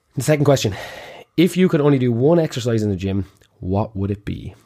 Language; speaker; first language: English; native; English